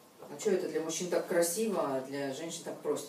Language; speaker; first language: Russian; native; Russian